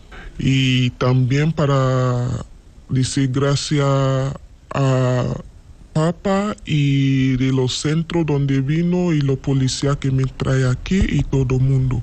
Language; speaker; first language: Spanish; non-native, learner; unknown